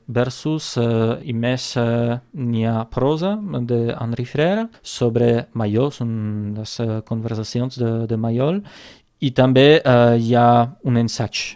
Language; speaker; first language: Catalan; non-native, fluent; Czech